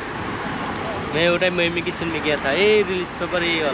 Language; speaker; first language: Hindi; non-native, learner; Bangla